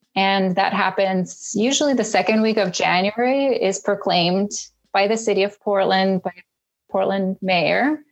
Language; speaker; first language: English; early bilingual, other home language; Russian